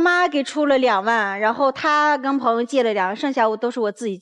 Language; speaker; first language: Chinese; native; Chinese